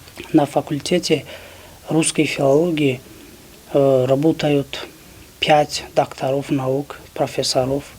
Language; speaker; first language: Russian; non-native, local second language; Tajik